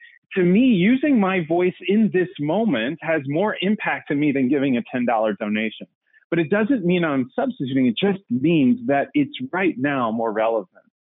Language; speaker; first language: English; native; English